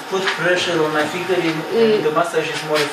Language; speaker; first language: English; non-native, learner; Romanian